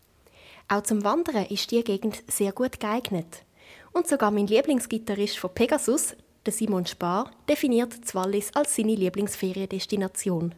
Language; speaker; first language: German; native; German